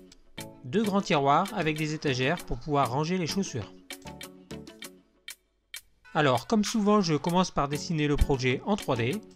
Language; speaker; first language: French; native; French